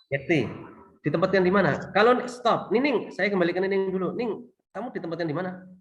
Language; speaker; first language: Indonesian; native; Indonesian